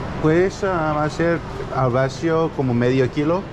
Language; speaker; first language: Spanish; non-native, learner; English